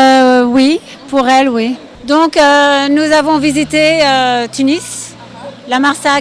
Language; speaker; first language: French; non-native, fluent; English